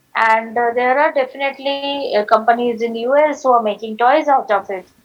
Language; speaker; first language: English; non-native, local second language; Marathi